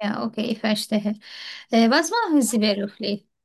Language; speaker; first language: German; non-native, learner; Turkish